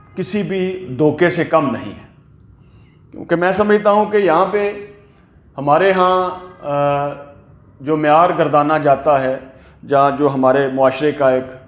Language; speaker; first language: Urdu; non-native, local second language; Punjabi